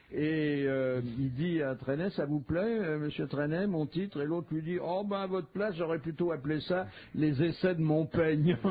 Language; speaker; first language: French; native; French